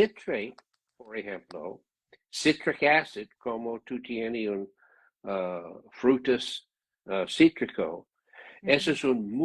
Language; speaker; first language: Spanish; non-native, learner; English